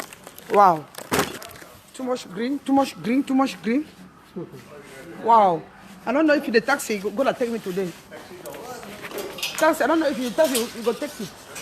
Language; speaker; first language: English; non-native, learner; French